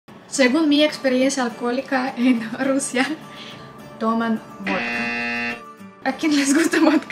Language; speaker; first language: Spanish; non-native, fluent; Russian